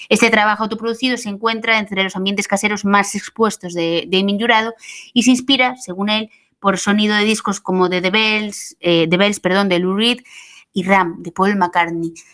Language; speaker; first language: Spanish; native; Spanish